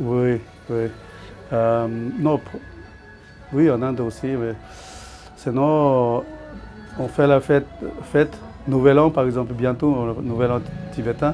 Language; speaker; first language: French; non-native, learner; Tibetan